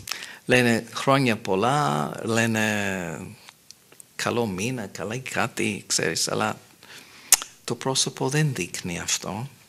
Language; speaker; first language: Greek; non-native, fluent; English